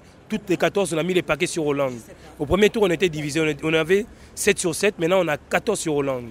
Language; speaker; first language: French; early bilingual, other home language; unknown